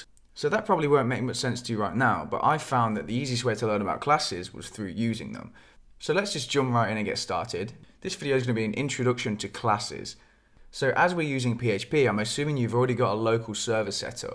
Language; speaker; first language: English; native; English